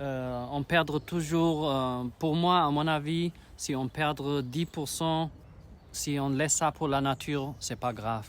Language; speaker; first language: French; non-native, learner; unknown